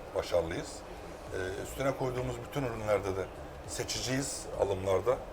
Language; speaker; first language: Turkish; native; Turkish